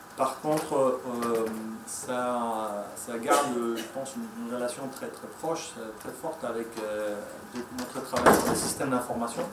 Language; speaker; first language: French; non-native, fluent; Spanish